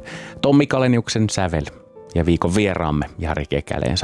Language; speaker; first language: Finnish; native; Finnish